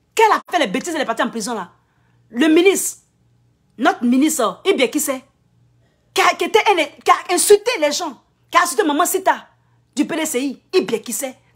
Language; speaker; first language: French; non-native, local second language; Akan